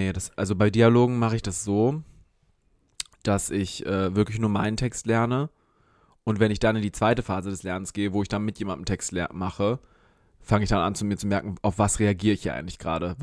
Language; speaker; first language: German; native; German